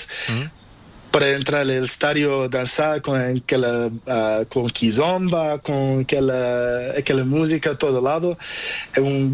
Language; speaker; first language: Spanish; non-native, learner; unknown